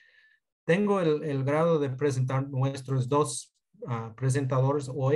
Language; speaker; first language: Spanish; non-native, fluent; English